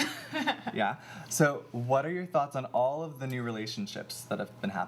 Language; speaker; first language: English; native; English